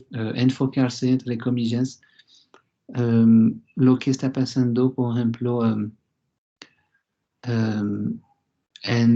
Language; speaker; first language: Spanish; non-native, fluent; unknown